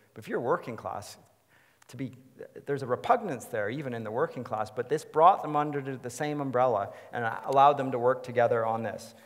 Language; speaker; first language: English; native; English